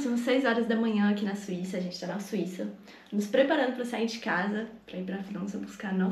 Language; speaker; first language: Portuguese; native; Portuguese